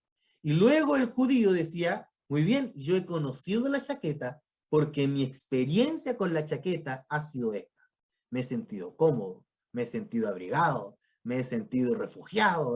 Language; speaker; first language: Spanish; native; Spanish